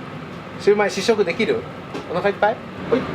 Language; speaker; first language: Japanese; native; Japanese